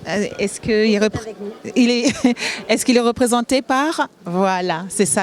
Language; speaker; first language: French; native; French